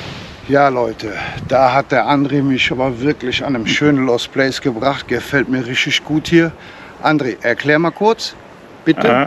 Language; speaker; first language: German; native; German